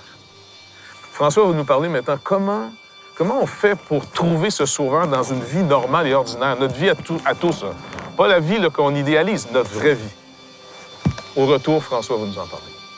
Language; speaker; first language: French; native; French